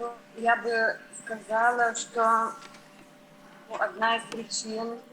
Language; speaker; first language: Russian; non-native, fluent; Lithuanian